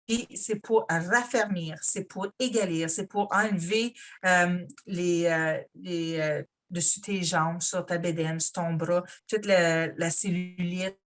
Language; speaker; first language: French; native; French